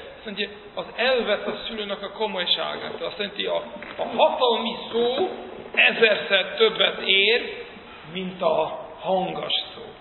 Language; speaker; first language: Hungarian; early bilingual, heritage; Hungarian